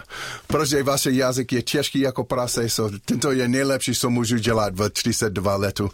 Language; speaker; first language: Czech; non-native, learner; English